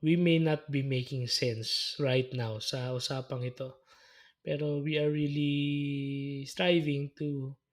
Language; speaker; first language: Filipino; native; Filipino